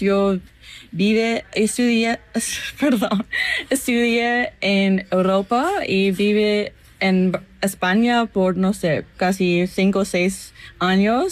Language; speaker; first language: Spanish; non-native, learner; English